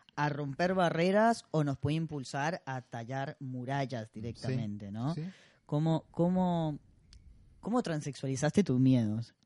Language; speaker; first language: Spanish; native; Spanish